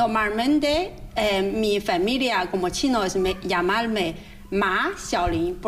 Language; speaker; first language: Spanish; non-native, learner; Chinese